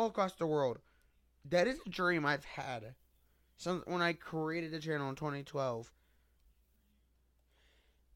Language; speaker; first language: English; native; English